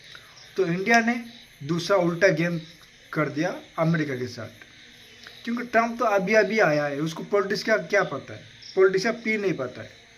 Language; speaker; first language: Hindi; non-native, local second language; Odia